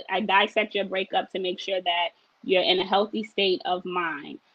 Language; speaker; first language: English; native; English